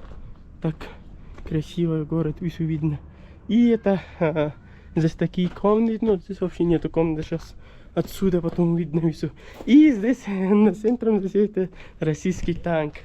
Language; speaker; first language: Russian; non-native, learner; Pashto